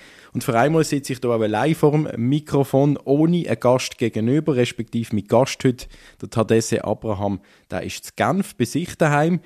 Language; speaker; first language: German; native; German